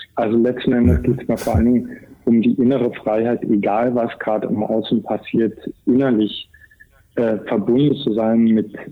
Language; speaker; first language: German; native; German